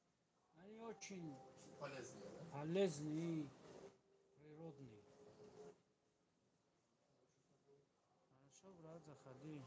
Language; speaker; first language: Russian; non-native, learner; Tajik